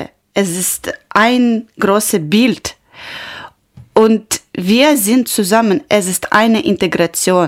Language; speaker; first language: German; non-native, learner; Ukrainian